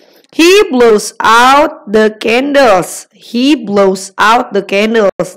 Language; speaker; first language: English; non-native, fluent; Indonesian